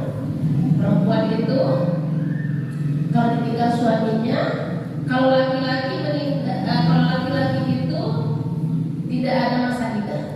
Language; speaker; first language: Indonesian; native; Indonesian